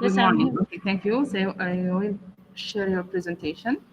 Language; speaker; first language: English; non-native, learner; Arabic